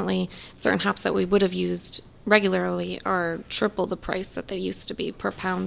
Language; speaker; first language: English; native; English